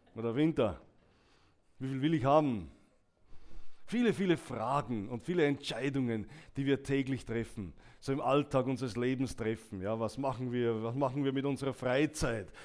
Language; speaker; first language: German; native; German